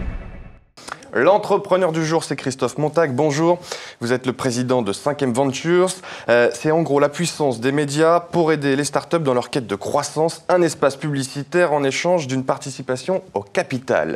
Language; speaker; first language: French; native; French